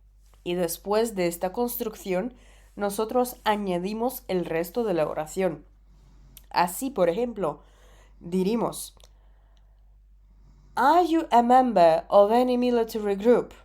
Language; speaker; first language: Spanish; non-native, fluent; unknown